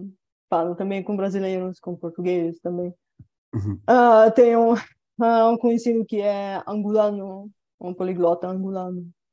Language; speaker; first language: Portuguese; non-native, fluent; Bulgarian